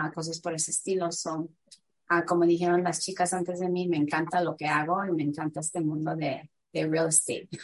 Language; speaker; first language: Spanish; early bilingual, heritage; Spanish